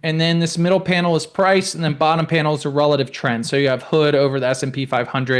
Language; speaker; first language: English; native; English